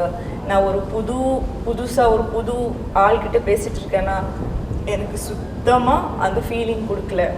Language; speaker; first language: Tamil; non-native, local second language; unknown